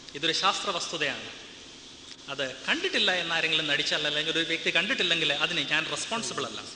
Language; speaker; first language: Malayalam; non-native, learner; Hindi